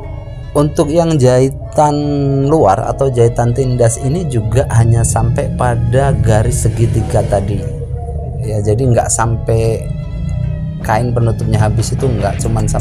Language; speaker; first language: Indonesian; native; Indonesian